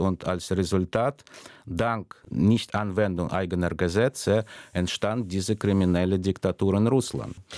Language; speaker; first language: German; non-native, fluent; Russian